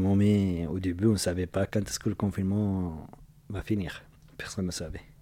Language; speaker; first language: French; non-native, fluent; Arabic